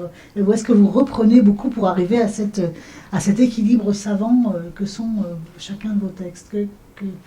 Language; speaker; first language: French; native; French